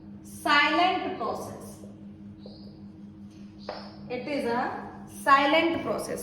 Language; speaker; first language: Hindi; native; Hindi